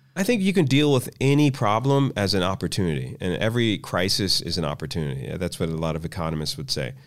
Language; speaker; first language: English; native; English